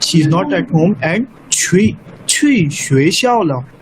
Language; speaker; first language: English; non-native, local second language; Urdu